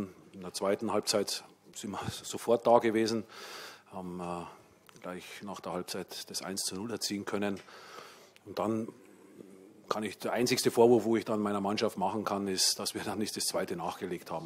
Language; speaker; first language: German; native; German